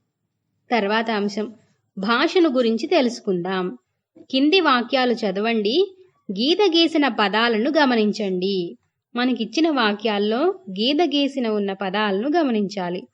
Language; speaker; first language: Telugu; native; Telugu